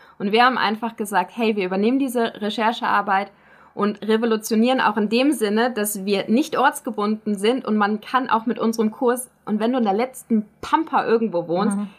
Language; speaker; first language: German; native; German